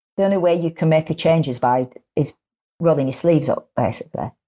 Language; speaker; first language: English; native; English